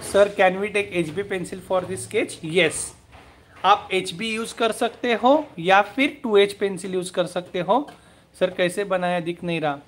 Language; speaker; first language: Hindi; non-native, local second language; Marathi